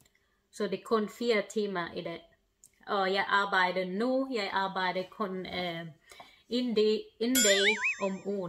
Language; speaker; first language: Danish; non-native, learner; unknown